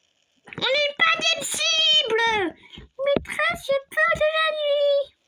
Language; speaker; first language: French; native; French